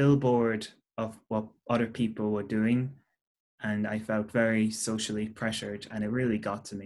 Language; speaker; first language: English; native; English